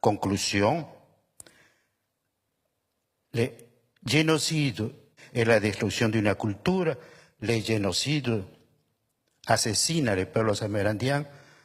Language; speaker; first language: French; non-native, fluent; Spanish